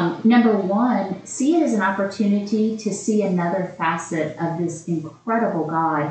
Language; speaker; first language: English; native; English